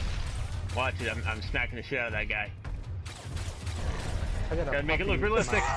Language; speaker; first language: English; native; English